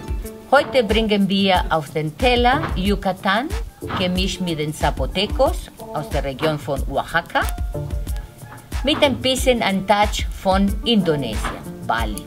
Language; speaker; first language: German; non-native, fluent; Spanish